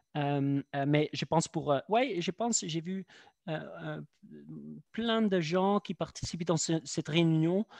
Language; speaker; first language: French; non-native, fluent; Dutch